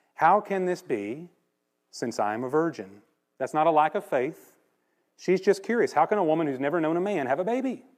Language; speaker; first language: English; native; English